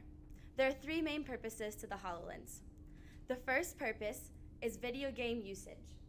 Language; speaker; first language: English; native; English